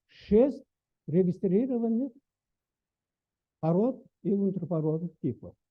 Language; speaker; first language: Russian; native; Russian